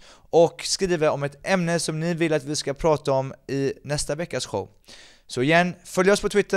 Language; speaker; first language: Swedish; native; Swedish